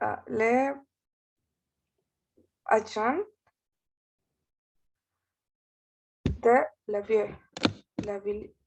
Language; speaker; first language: French; non-native, learner; Spanish